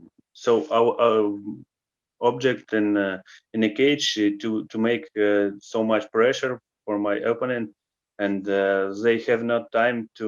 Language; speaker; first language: English; non-native, learner; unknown